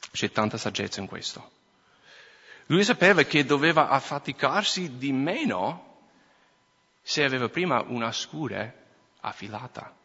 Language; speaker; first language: Italian; non-native, fluent; English